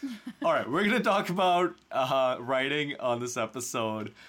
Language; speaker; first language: English; non-native, local second language; Hindi